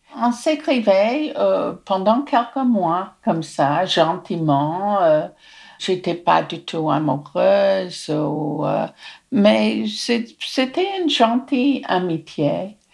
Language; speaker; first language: French; non-native, fluent; English